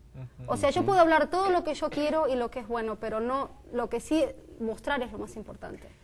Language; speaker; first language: Spanish; native; Spanish